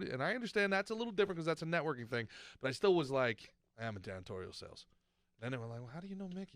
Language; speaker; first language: English; native; English